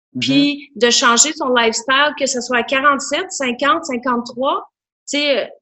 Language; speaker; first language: French; native; French